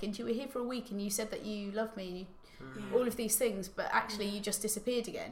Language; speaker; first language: English; native; English